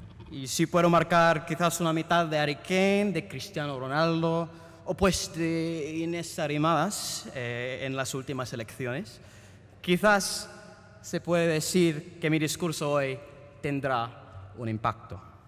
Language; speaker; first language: Spanish; non-native, fluent; Filipino